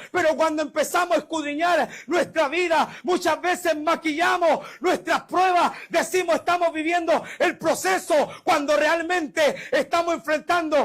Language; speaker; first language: Spanish; native; Spanish